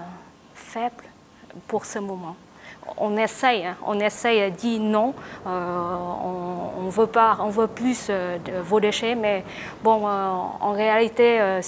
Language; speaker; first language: French; non-native, learner; Vietnamese